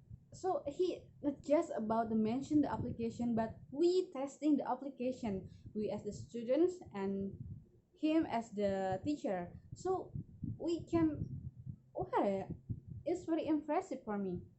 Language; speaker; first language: English; non-native, learner; Indonesian